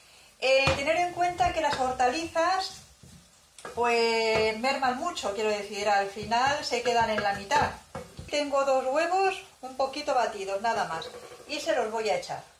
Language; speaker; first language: Spanish; native; Spanish